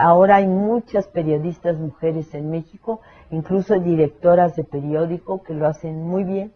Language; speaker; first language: Spanish; early bilingual, other home language; French